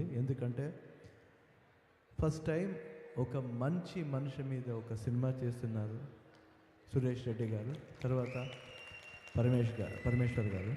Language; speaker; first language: Telugu; non-native, learner; Kannada